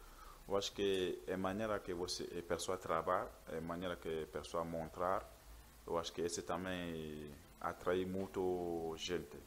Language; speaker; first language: Portuguese; non-native, learner; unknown